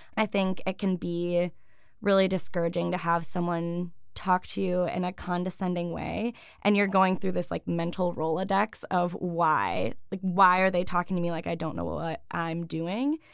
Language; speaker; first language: English; native; English